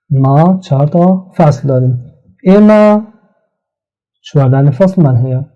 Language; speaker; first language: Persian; non-native, fluent; Central Kurdish